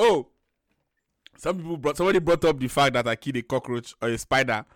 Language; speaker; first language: English; non-native, local second language; Yoruba